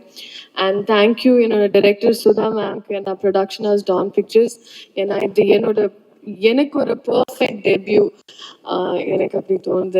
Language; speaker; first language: Tamil; non-native, learner; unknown